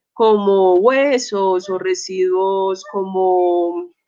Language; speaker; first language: Spanish; native; Spanish